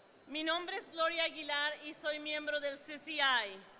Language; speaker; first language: Spanish; native; Spanish